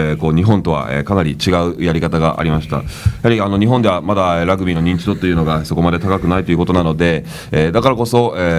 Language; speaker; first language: Japanese; native; Japanese